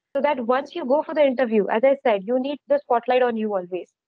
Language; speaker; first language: English; non-native, local second language; Marathi